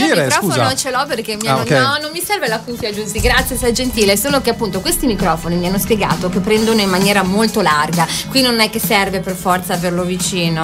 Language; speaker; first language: Italian; native; Italian